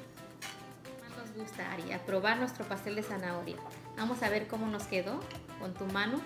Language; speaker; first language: Spanish; native; Spanish